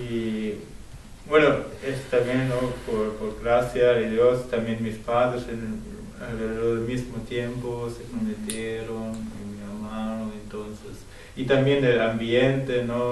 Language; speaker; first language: Spanish; non-native, fluent; German